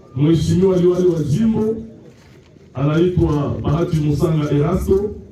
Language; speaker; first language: Swahili; native; Swahili